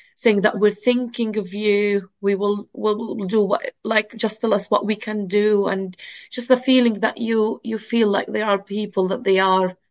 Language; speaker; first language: English; non-native, fluent; Arabic